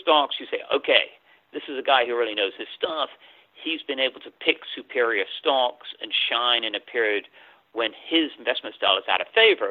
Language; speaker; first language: English; native; English